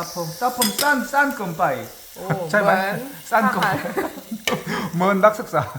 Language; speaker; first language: Thai; non-native, learner; Korean